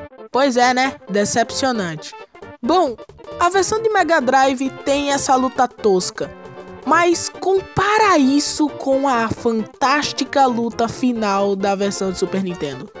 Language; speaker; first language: Portuguese; native; Portuguese